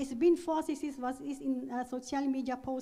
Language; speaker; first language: German; non-native, fluent; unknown